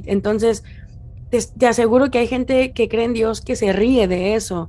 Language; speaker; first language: Spanish; native; Spanish